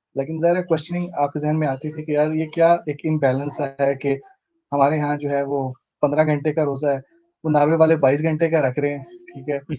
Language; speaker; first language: Urdu; native; Urdu